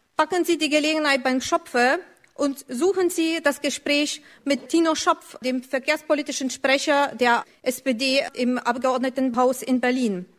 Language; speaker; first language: German; non-native, fluent; Lithuanian